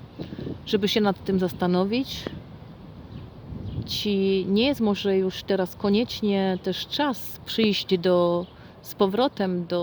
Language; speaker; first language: Polish; non-native, fluent; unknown